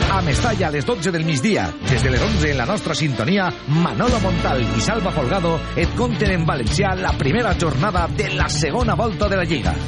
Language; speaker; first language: Catalan; native; Catalan